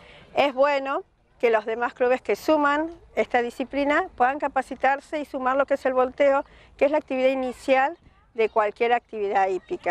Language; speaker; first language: Spanish; native; Spanish